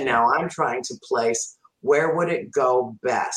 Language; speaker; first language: English; native; English